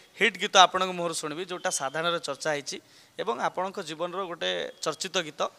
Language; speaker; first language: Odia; native; Odia